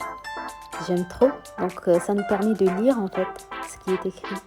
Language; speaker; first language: French; non-native, local second language; Arabic